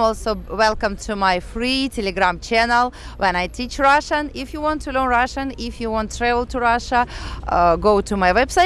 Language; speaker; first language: English; non-native, fluent; Russian